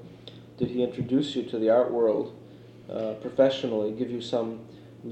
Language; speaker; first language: English; native; English